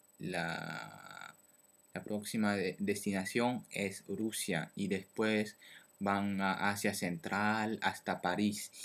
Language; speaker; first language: Spanish; non-native, learner; French